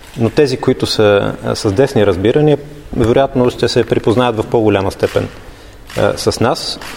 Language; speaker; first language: Bulgarian; native; Bulgarian